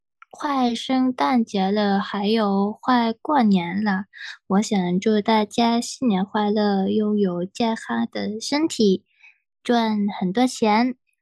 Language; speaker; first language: Chinese; non-native, learner; Thai